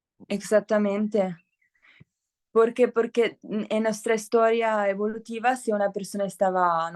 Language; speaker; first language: Spanish; non-native, learner; Italian